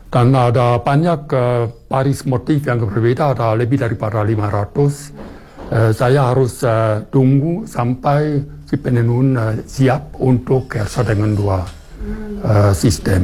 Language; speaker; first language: Indonesian; non-native, fluent; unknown